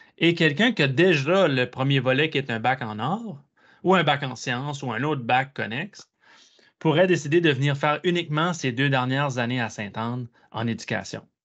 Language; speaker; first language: French; native; French